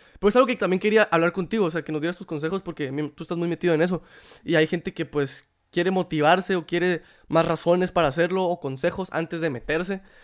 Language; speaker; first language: Spanish; native; Spanish